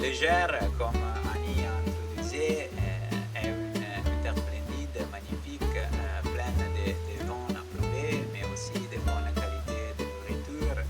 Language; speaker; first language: French; non-native, learner; Italian